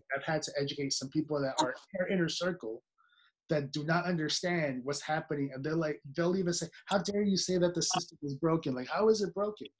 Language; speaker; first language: English; early bilingual, other home language; Spanish